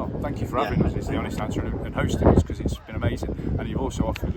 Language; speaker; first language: English; native; English